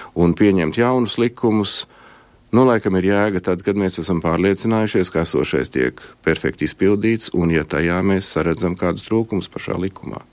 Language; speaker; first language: Latvian; native; Latvian